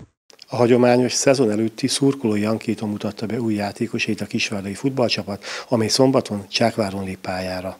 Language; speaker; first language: Hungarian; native; Hungarian